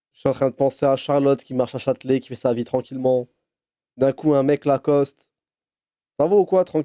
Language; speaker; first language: French; native; French